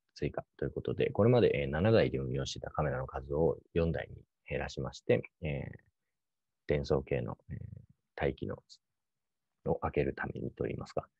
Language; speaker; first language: Japanese; native; Japanese